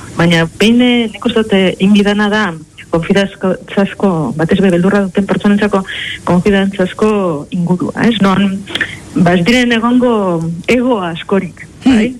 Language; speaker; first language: Basque; native; Basque